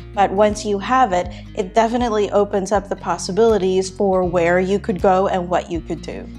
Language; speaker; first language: English; non-native, local second language; Filipino